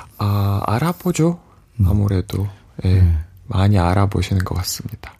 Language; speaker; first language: Korean; non-native, fluent; Russian